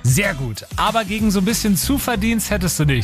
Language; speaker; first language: German; native; German